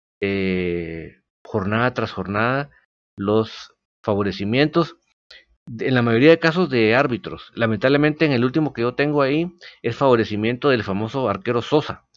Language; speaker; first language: Spanish; native; Spanish